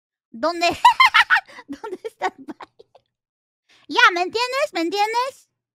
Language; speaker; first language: Spanish; early bilingual, other home language; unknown